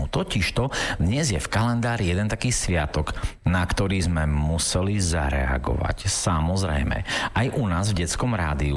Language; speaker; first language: Slovak; native; Slovak